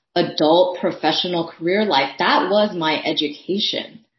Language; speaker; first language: English; early bilingual, other home language; Thai